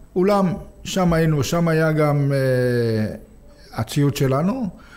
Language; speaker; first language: Hebrew; native; Hebrew